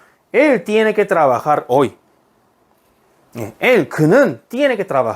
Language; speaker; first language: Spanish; non-native, fluent; Korean